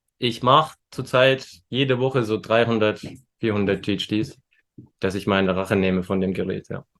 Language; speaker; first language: German; early bilingual, other home language; Turkish